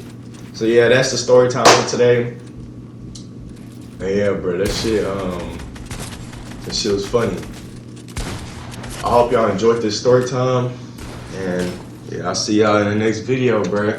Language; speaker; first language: English; native; English